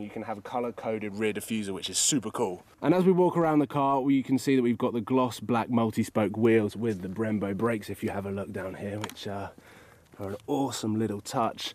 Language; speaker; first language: English; native; English